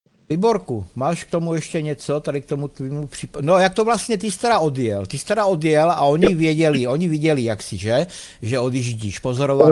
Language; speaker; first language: Czech; native; Czech